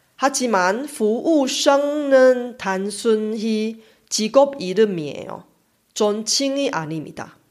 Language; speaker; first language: Korean; non-native, fluent; Chinese